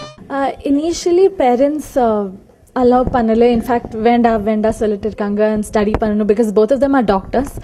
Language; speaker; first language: Tamil; non-native, learner; Kannada